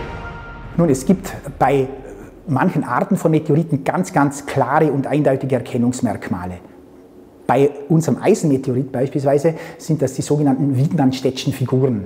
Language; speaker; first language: German; native; German